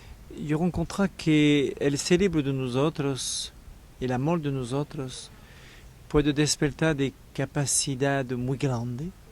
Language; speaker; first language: Spanish; non-native, learner; French